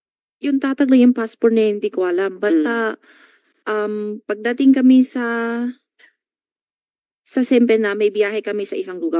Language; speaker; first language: Filipino; non-native, learner; Chinese